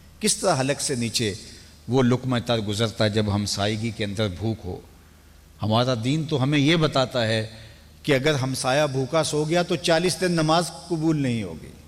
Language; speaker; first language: Urdu; non-native, local second language; Punjabi